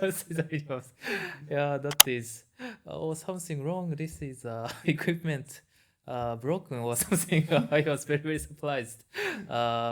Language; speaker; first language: English; non-native, learner; Japanese